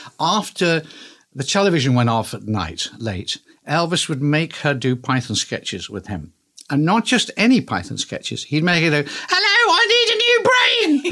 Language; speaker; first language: English; native; English